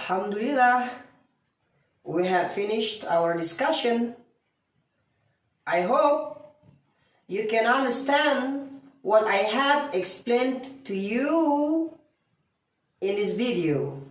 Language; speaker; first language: English; non-native, fluent; Indonesian